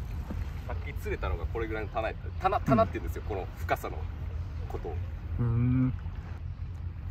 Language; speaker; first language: Japanese; native; Japanese